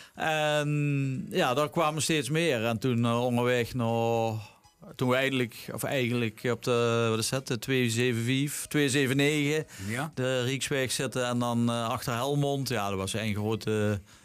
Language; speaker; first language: Dutch; non-native, local second language; Limburgish